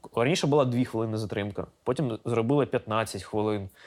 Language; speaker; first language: Ukrainian; non-native, local second language; Russian